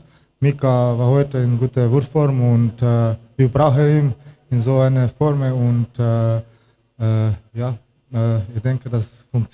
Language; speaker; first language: German; non-native, learner; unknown